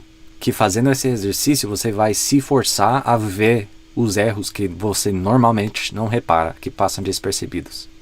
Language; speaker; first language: Portuguese; non-native, fluent; English